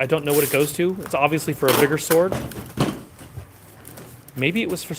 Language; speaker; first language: English; native; English